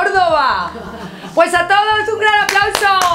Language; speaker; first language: Spanish; native; Spanish